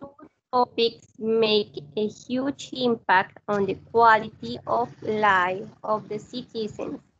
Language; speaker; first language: English; non-native, learner; Spanish